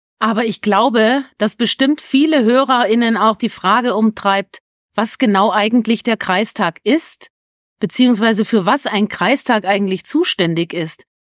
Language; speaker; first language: German; native; German